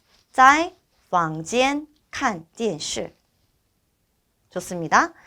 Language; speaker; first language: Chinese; non-native, fluent; Korean